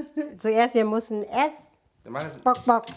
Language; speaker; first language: German; non-native, learner; Thai